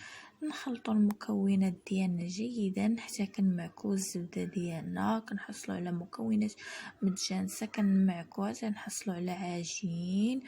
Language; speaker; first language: Arabic; native; Arabic